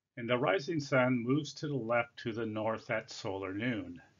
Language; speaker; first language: English; native; English